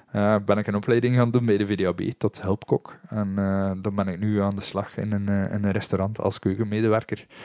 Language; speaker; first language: Dutch; native; Dutch